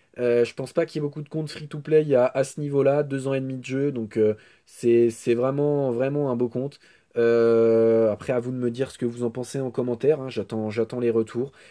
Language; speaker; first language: French; native; French